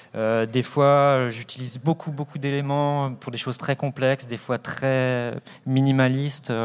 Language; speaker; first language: French; native; French